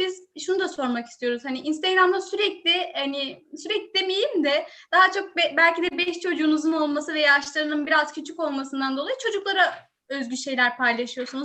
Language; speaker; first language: Turkish; native; Turkish